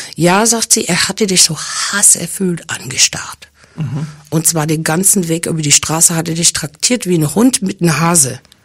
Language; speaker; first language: German; early bilingual, other home language; English